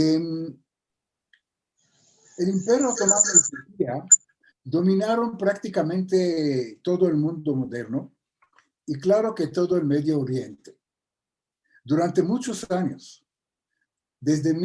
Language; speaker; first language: Spanish; non-native, fluent; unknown